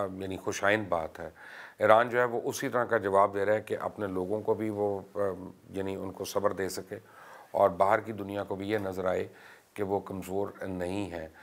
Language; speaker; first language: Urdu; native; Urdu